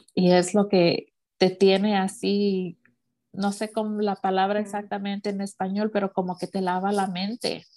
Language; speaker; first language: Spanish; early bilingual, heritage; Spanish